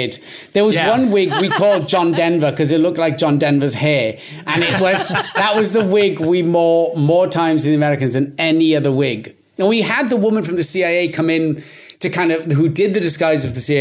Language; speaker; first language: English; non-native, local second language; Welsh